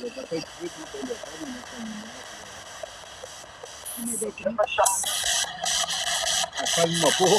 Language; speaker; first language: French; native; French